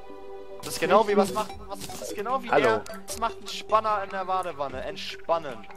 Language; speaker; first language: German; native; German